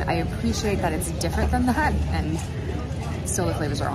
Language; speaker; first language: English; native; English